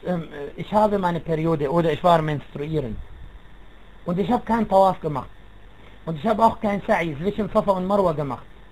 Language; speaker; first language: German; non-native, fluent; Arabic